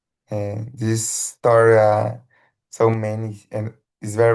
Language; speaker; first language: English; non-native, learner; Portuguese